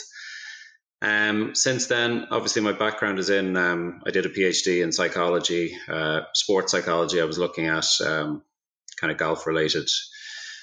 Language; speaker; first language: English; native; English